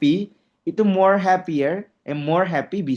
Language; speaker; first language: English; non-native, fluent; Indonesian